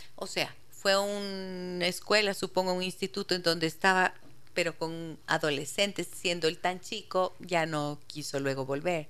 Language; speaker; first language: Spanish; native; Spanish